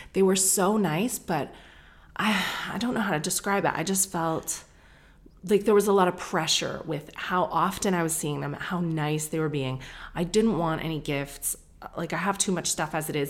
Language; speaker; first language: English; native; English